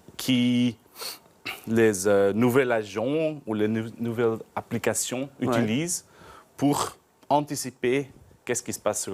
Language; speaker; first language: French; non-native, learner; Dutch